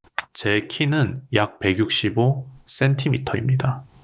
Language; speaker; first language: Korean; non-native, learner; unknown